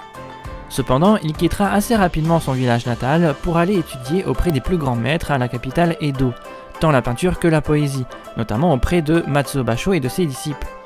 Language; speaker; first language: French; native; French